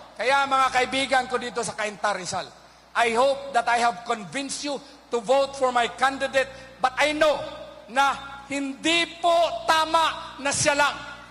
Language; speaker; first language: Filipino; non-native, local second language; Cebuano